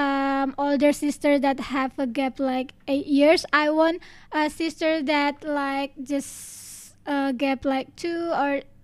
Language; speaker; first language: English; non-native, learner; Indonesian